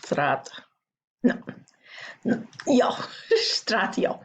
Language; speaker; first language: Albanian; non-native, learner; English